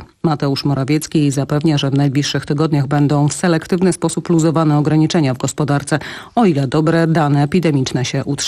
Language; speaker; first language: Polish; native; Polish